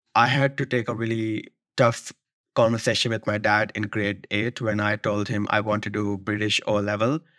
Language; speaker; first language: English; non-native, local second language; Urdu